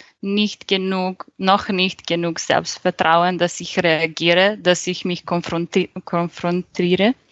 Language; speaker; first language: German; non-native, fluent; Serbian